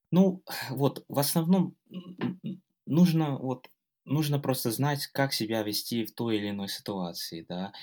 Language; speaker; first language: Russian; non-native, fluent; English